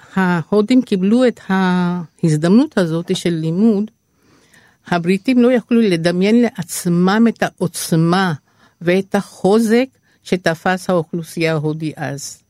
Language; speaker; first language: Hebrew; non-native, fluent; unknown